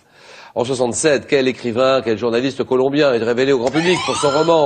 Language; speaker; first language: French; native; French